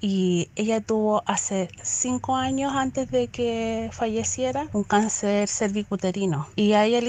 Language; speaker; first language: Spanish; native; Spanish